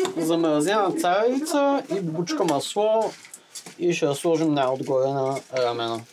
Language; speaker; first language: Bulgarian; native; Bulgarian